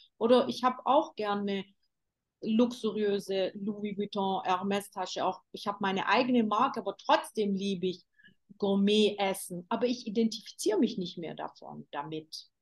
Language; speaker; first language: German; native; German